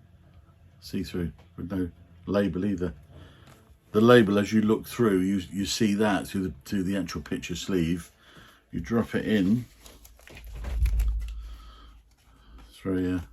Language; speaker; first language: English; native; English